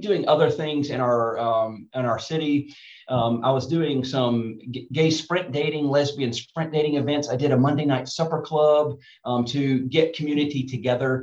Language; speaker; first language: English; native; English